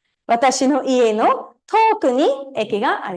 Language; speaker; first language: Japanese; non-native, fluent; Tamil